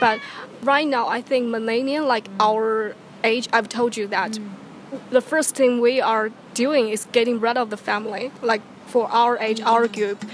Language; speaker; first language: English; non-native, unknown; Chinese